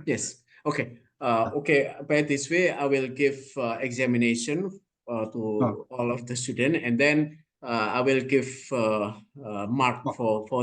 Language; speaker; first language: English; non-native, learner; Indonesian